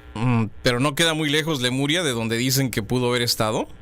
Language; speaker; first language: Spanish; native; Spanish